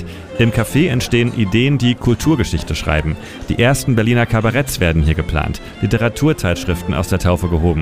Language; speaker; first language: German; native; German